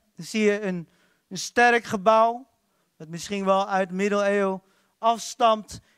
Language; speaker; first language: Dutch; non-native, fluent; Filipino